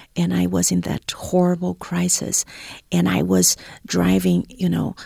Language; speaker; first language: English; non-native, fluent; Portuguese